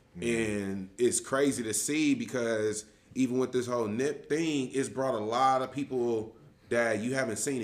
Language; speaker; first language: English; native; English